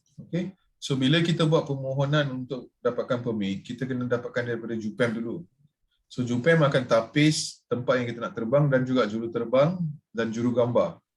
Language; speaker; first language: Malay; non-native, local second language; Tamil